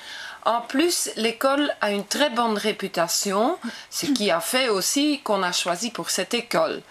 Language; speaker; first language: French; non-native, local second language; Dutch